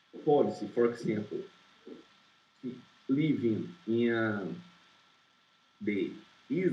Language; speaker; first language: English; non-native, learner; Portuguese